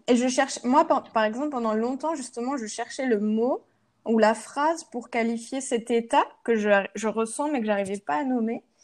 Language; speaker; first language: French; native; French